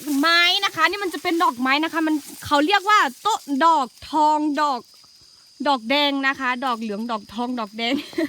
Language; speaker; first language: Thai; non-native, local second language; S'gaw Karen